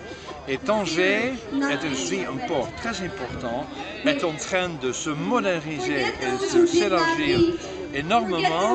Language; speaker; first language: French; non-native, fluent; Dutch